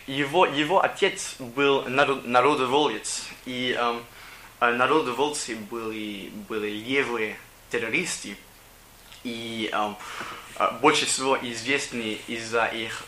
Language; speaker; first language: Russian; non-native, learner; English